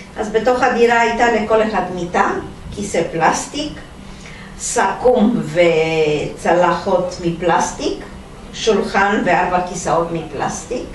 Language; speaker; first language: Hebrew; non-native, fluent; Romanian